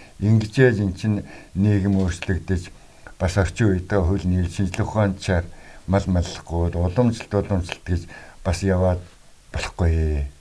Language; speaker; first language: Mongolian; native; Mongolian